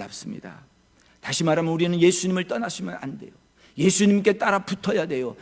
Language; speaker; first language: Korean; native; Korean